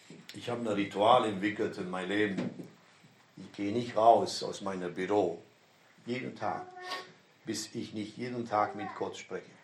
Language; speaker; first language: German; non-native, fluent; Romanian